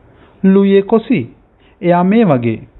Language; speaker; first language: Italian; non-native, fluent; Sinhala